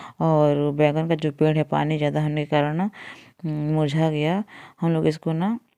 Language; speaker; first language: Hindi; non-native, local second language; Odia